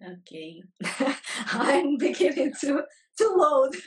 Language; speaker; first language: English; non-native, fluent; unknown